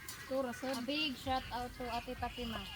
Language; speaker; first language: English; non-native, local second language; Cebuano